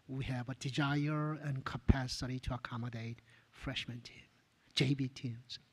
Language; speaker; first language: English; non-native, fluent; Korean